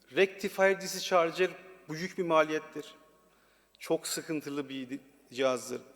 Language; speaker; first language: Turkish; non-native, learner; Persian